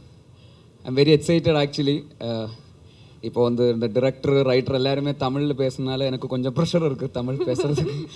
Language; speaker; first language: Tamil; non-native, learner; Malayalam